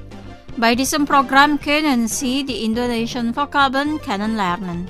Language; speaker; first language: German; non-native, fluent; Indonesian